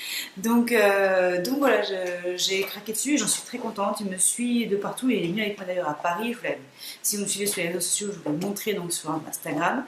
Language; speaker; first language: French; native; French